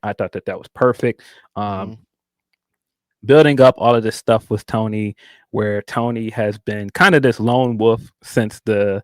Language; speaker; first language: English; native; English